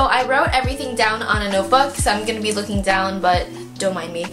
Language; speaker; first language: English; early bilingual, other home language; Japanese